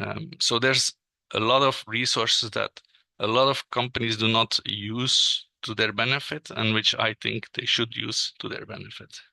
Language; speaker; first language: English; non-native, fluent; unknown